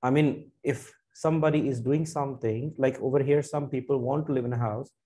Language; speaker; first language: English; non-native, local second language; Punjabi